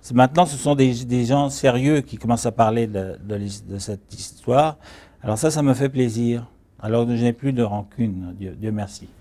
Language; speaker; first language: French; early bilingual, other home language; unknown